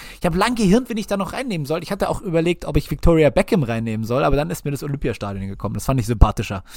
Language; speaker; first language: German; native; German